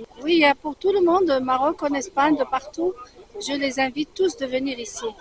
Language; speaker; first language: French; non-native, fluent; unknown